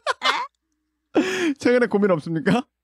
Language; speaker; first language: Korean; native; Korean